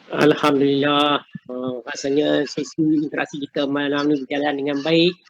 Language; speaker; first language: Malay; native; Malay